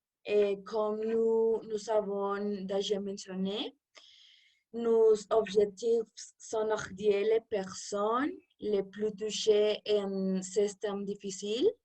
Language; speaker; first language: French; non-native, learner; Spanish